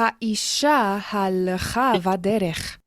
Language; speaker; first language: Hebrew; non-native, learner; English